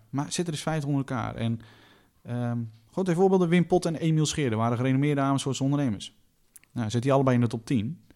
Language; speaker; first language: Dutch; native; Dutch